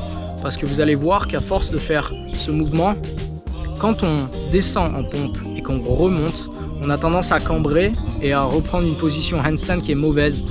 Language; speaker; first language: French; native; French